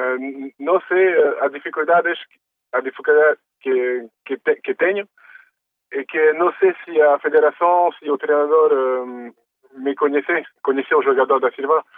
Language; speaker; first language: Portuguese; early bilingual, heritage; French